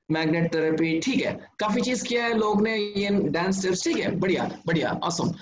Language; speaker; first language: Hindi; non-native, local second language; Telugu